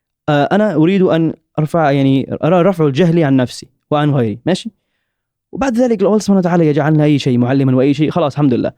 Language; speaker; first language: Arabic; non-native, learner; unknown